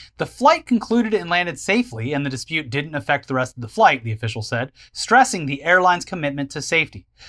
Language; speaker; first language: English; native; English